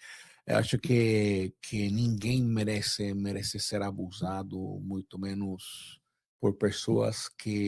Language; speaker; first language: Portuguese; non-native, fluent; Spanish